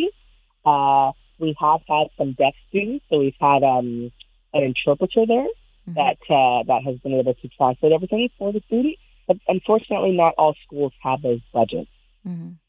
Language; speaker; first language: English; native; English